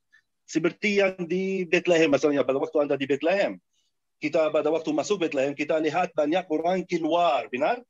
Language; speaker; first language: Indonesian; non-native, fluent; Arabic